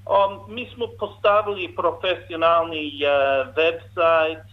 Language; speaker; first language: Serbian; non-native, learner; English